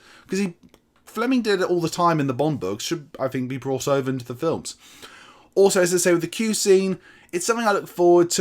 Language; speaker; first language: English; native; English